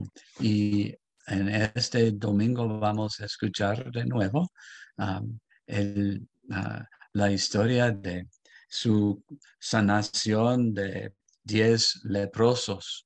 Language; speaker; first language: Spanish; non-native, fluent; English